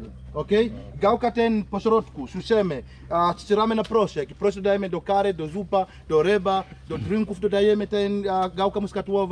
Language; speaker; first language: Polish; non-native, learner; Swahili